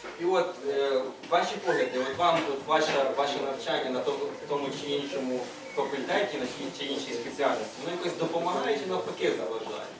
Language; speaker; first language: Ukrainian; native; Ukrainian